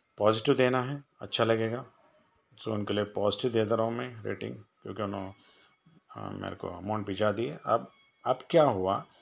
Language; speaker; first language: Hindi; non-native, local second language; Telugu